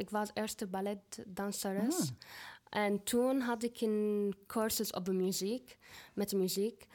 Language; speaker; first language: Dutch; non-native, learner; Arabic